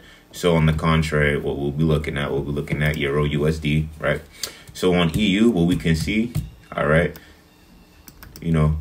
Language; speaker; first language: English; native; English